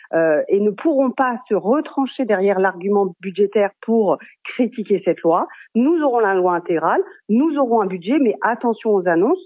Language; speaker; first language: French; native; French